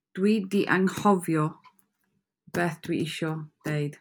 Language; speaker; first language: Welsh; non-native, learner; English